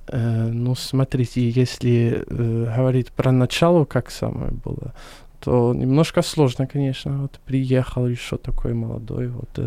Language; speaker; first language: Russian; non-native, fluent; Arabic